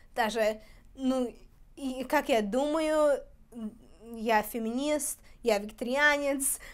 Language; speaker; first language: Russian; early bilingual, heritage; Russian